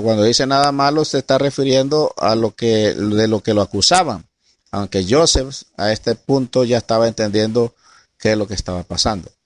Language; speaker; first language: Spanish; native; Spanish